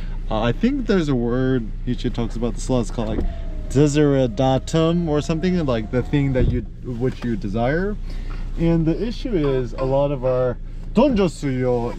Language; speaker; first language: English; early bilingual, other home language; Korean